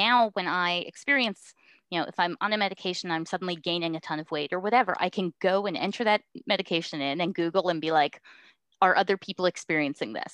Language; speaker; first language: English; native; English